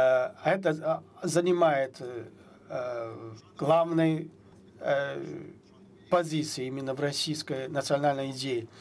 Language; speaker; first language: Russian; non-native, fluent; Chinese